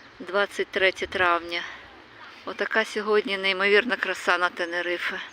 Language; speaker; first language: Ukrainian; native; Ukrainian